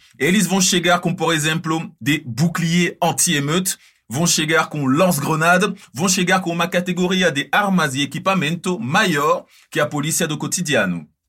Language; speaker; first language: Portuguese; non-native, fluent; French